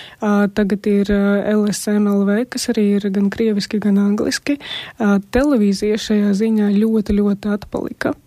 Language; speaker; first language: Latvian; non-native, local second language; Russian